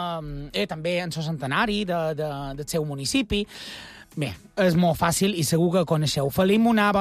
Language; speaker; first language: Catalan; native; Catalan